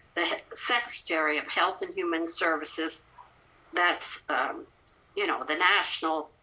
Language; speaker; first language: English; native; English